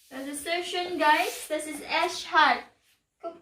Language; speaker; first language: German; non-native, learner; Filipino